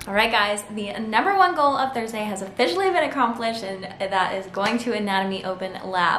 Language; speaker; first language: English; native; English